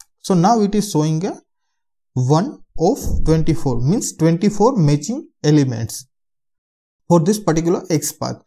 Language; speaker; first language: English; non-native, local second language; Hindi